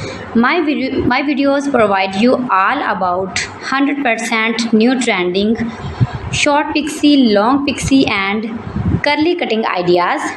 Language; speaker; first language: English; non-native, learner; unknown